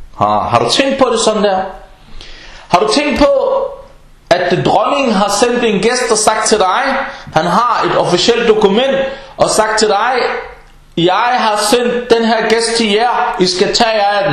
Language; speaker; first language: Danish; early bilingual, other home language; Arabic